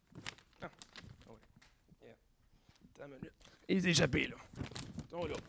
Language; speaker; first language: French; native; French